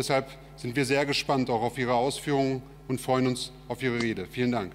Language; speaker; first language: German; native; German